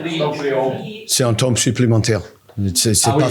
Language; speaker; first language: French; non-native, learner; English